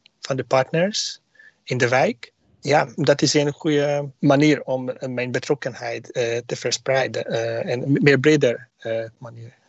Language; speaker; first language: Dutch; non-native, learner; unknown